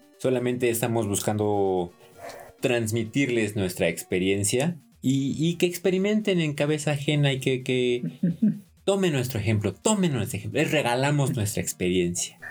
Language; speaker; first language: Spanish; native; Spanish